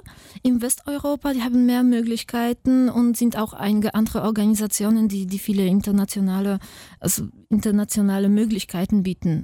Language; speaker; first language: German; non-native, fluent; Polish